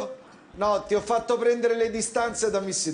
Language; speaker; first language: Italian; native; Italian